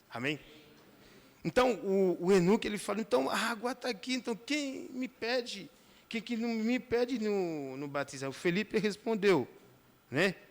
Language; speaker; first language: Portuguese; non-native, fluent; Haitian Creole